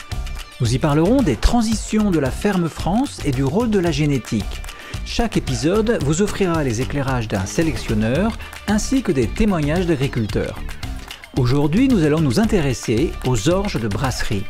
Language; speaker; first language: French; native; French